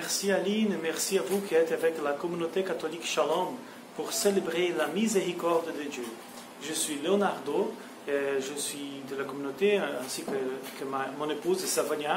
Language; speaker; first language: French; non-native, fluent; Portuguese